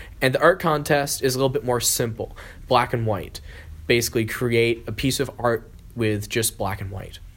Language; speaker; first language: English; native; English